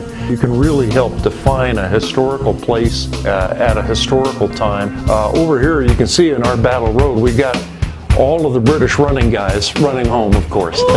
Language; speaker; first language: English; native; English